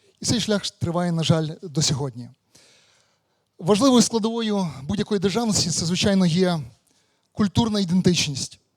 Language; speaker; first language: Ukrainian; native; Ukrainian